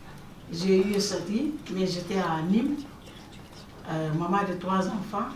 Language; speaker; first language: French; non-native, learner; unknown